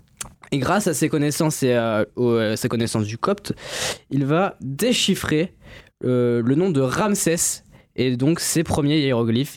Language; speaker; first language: French; native; French